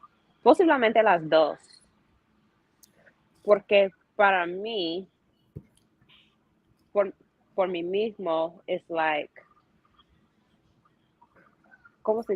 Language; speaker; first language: Spanish; non-native, learner; English